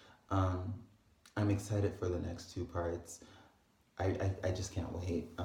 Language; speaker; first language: English; native; English